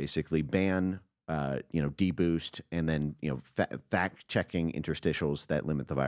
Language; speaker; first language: English; native; English